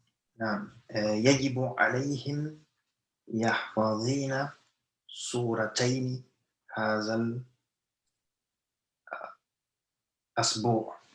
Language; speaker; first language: Arabic; non-native, learner; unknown